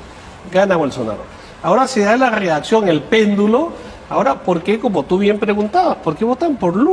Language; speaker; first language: Spanish; native; Spanish